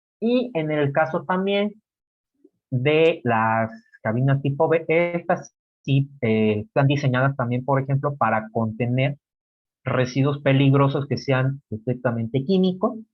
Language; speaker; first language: Spanish; native; Spanish